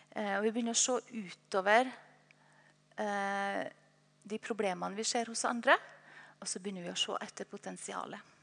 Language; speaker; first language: Norwegian; native; Norwegian